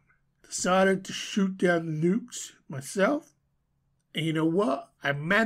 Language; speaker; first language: English; native; English